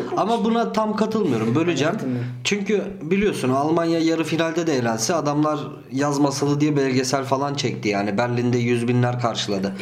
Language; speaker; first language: Turkish; early bilingual, heritage; Turkish